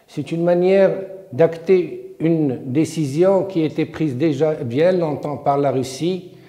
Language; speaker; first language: French; non-native, local second language; Arabic